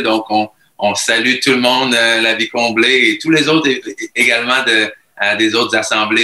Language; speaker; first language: French; native; French